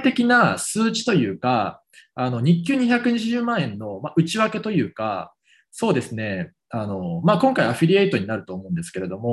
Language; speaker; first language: Japanese; native; Japanese